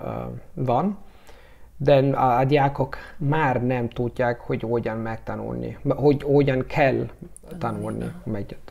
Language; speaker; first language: Hungarian; non-native, learner; Italian